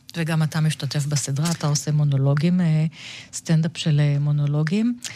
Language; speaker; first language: Hebrew; native; Hebrew